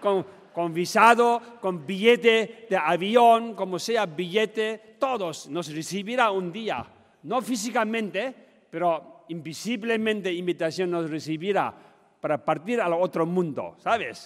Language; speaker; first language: Spanish; non-native, learner; Tibetan